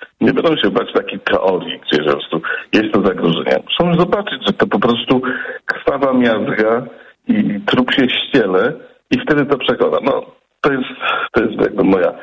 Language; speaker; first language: Polish; native; Polish